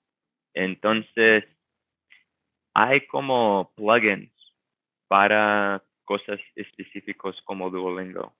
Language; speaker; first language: Spanish; non-native, fluent; English